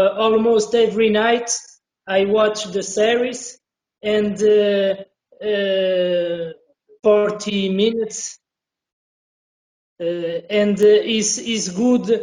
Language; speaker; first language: English; non-native, learner; Portuguese